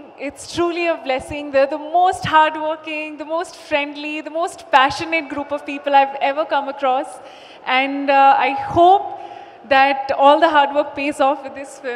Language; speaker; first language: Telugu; non-native, learner; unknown